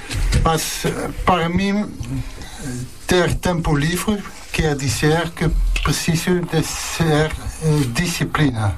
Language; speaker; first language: Portuguese; non-native, learner; Dutch